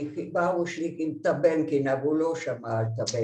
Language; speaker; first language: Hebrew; non-native, fluent; Hungarian